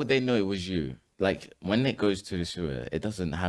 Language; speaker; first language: English; native; English